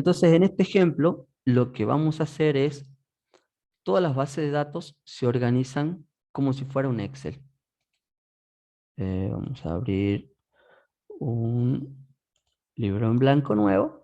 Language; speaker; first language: Spanish; native; Spanish